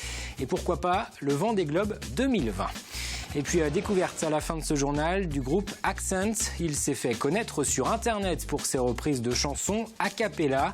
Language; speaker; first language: French; native; French